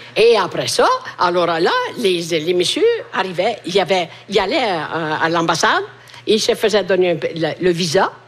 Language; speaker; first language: French; native; French